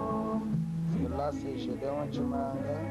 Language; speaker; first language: French; non-native, local second language; Swahili